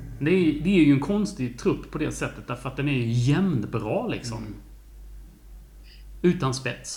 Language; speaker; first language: Swedish; native; Swedish